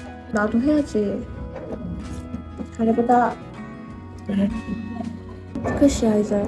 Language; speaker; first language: Korean; non-native, fluent; Nepali